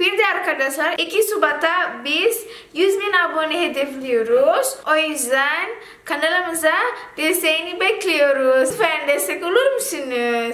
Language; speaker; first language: Turkish; non-native, learner; Indonesian